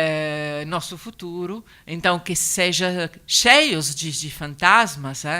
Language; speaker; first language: Portuguese; non-native, learner; Italian